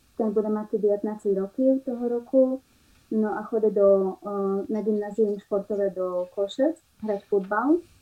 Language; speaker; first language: Slovak; non-native, local second language; Rusyn